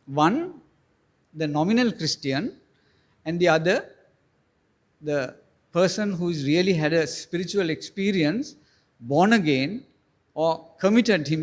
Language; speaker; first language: English; non-native, local second language; Sinhala